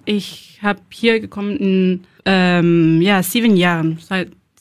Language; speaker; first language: German; non-native, learner; Spanish